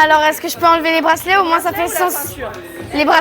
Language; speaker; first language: French; native; French